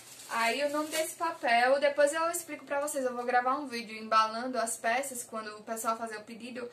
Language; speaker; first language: Portuguese; native; Portuguese